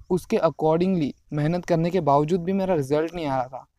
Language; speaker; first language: Hindi; non-native, local second language; Marathi